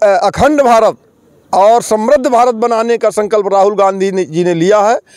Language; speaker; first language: Hindi; native; Hindi